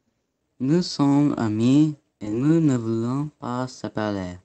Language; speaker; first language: French; non-native, learner; English